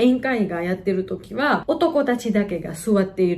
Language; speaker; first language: Japanese; non-native, fluent; Georgian